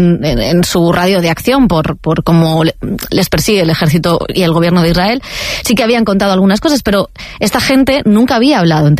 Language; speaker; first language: Spanish; native; Spanish